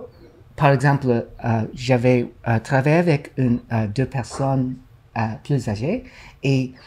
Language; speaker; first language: French; non-native, learner; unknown